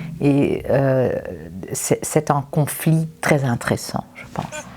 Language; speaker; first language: French; non-native, local second language; Dutch